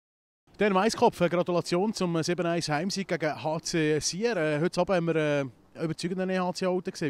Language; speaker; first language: German; native; German